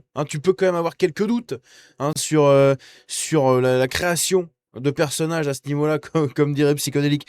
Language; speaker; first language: French; native; French